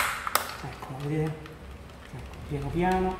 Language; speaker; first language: Italian; native; Italian